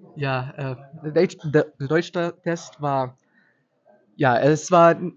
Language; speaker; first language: German; non-native, learner; Portuguese